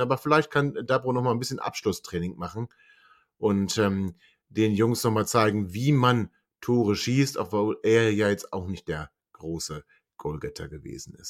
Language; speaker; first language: German; native; German